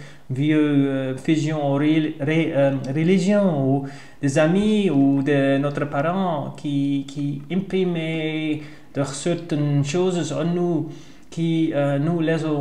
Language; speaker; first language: French; non-native, learner; Dutch